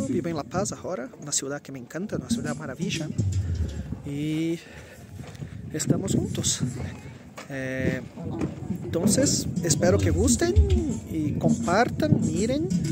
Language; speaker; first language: Spanish; non-native, learner; Portuguese